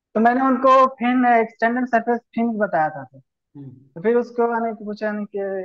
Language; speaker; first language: Hindi; native; Hindi